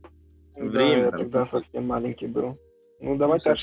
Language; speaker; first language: Russian; native; Russian